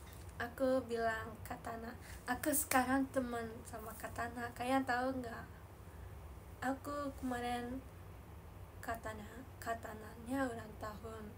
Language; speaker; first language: Indonesian; non-native, learner; Japanese